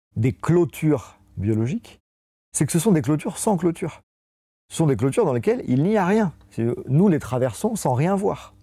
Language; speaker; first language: French; native; French